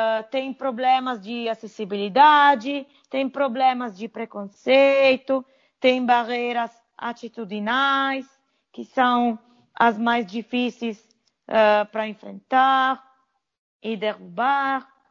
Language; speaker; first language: Portuguese; non-native, fluent; Italian